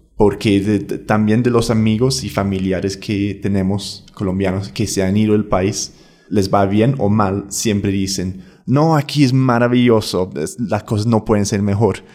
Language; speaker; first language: Spanish; non-native, fluent; English